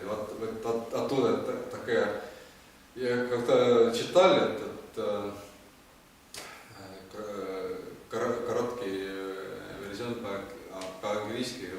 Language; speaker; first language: Russian; non-native, learner; Estonian